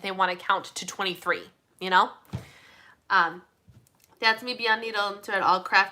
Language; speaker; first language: English; native; English